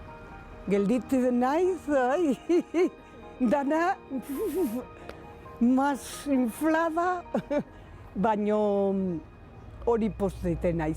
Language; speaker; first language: Basque; non-native, local second language; Spanish